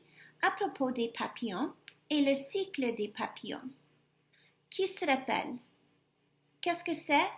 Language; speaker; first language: French; non-native, fluent; English